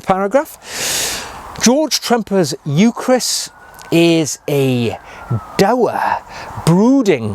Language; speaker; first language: English; native; English